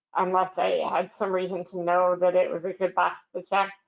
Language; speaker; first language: English; native; English